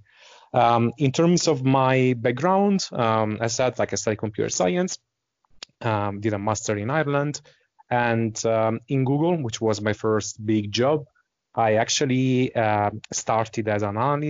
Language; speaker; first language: English; non-native, fluent; Italian